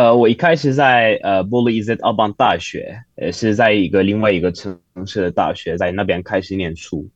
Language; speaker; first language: Chinese; non-native, fluent; Turkish